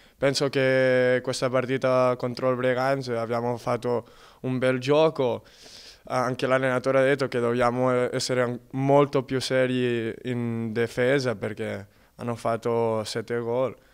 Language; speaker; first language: Italian; non-native, fluent; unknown